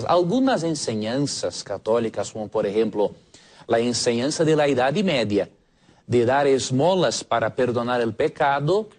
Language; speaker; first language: Spanish; non-native, fluent; Portuguese